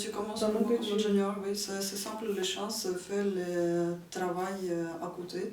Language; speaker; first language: French; non-native, fluent; Ukrainian